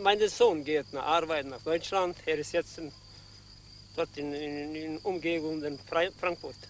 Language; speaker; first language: German; non-native, learner; Croatian